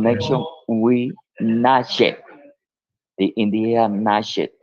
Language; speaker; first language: English; non-native, learner; Spanish